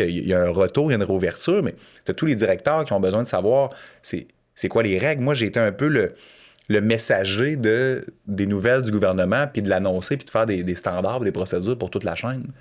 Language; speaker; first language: French; native; French